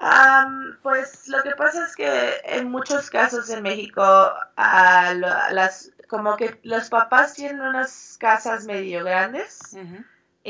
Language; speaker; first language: Spanish; early bilingual, heritage; Spanish